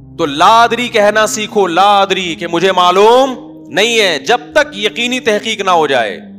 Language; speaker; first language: Urdu; native; Urdu